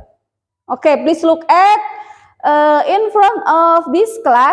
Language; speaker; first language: English; non-native, fluent; Indonesian